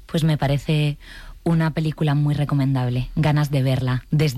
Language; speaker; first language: Spanish; native; Spanish